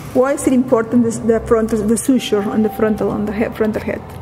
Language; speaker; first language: English; non-native, fluent; Spanish